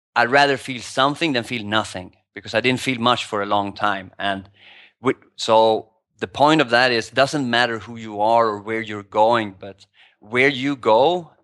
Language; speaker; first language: English; non-native, fluent; Swedish